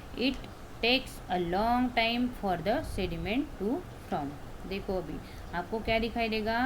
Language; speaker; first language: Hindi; non-native, local second language; Marathi